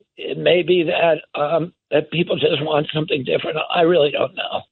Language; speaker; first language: English; native; English